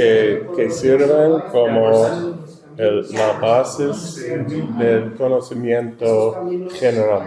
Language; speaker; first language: Spanish; non-native, learner; English